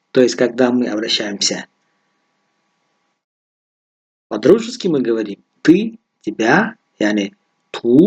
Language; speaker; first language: Russian; non-native, local second language; Tajik